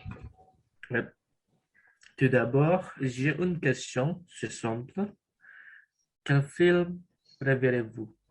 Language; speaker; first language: French; non-native, learner; Indonesian